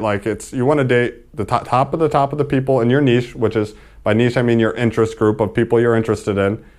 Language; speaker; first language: English; native; English